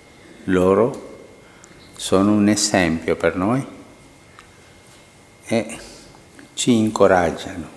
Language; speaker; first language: Italian; non-native, fluent; Spanish